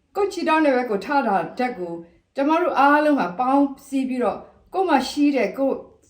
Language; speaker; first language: Burmese; non-native, local second language; S'gaw Karen